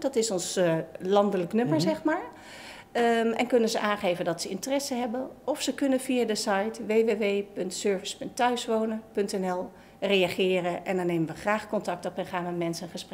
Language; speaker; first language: Dutch; native; Dutch